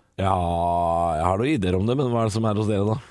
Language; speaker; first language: Norwegian; native; Norwegian